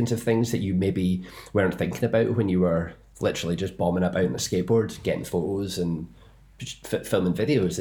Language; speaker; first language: English; native; English